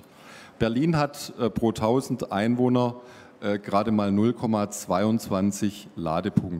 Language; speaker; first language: German; native; German